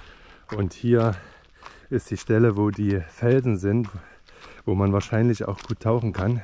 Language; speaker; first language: German; native; German